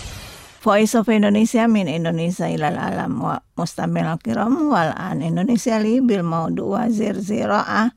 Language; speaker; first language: Arabic; non-native, fluent; Indonesian